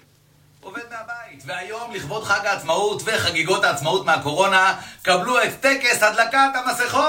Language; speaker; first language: Hebrew; native; Hebrew